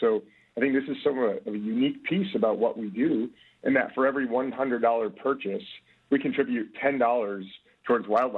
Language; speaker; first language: English; native; English